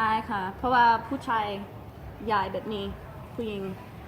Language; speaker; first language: Thai; non-native, learner; English